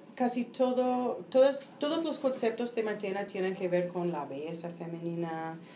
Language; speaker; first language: Spanish; non-native, fluent; English